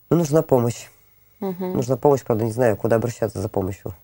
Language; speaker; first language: Russian; native; Russian